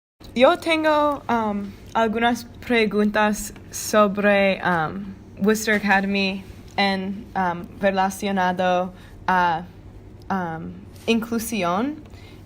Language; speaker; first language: Spanish; non-native, learner; English